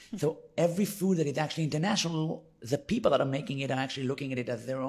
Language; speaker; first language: English; non-native, fluent; Hebrew